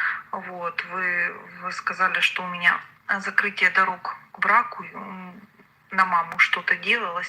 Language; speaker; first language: Russian; native; Russian